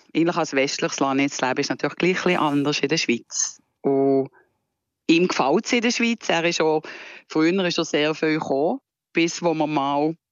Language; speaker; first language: German; native; German